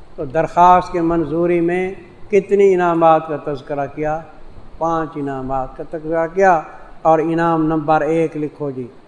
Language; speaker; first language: Urdu; non-native, local second language; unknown